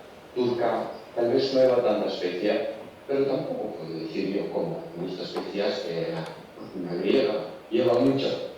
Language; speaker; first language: Spanish; non-native, learner; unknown